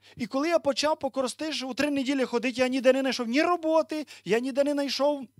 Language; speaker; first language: Ukrainian; native; Ukrainian